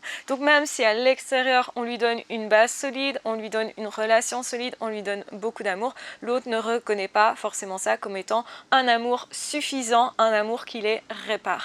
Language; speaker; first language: French; native; French